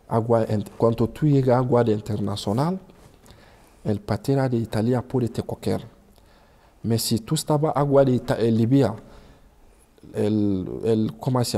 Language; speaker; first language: Spanish; non-native, learner; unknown